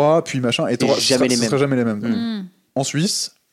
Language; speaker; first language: French; native; French